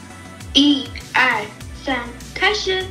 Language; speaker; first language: Chinese; non-native, learner; English